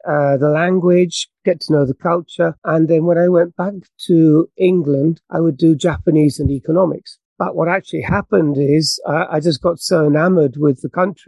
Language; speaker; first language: English; native; English